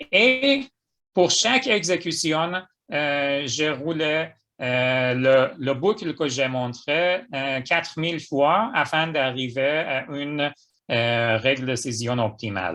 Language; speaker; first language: French; non-native, fluent; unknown